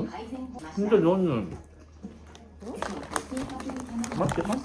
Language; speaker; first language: Korean; non-native, learner; Japanese